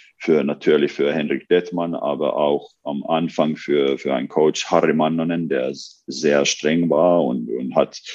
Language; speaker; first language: German; non-native, learner; Finnish